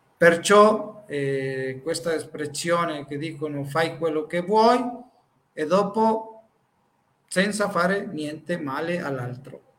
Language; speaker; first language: Italian; non-native, fluent; Spanish